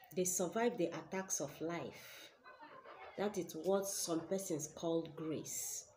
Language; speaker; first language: English; non-native, local second language; Igbo